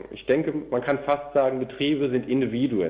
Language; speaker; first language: German; native; German